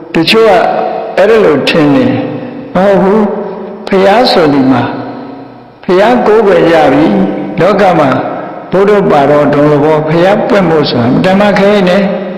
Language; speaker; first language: Burmese; native; Burmese